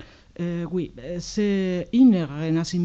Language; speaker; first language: French; non-native, learner; Spanish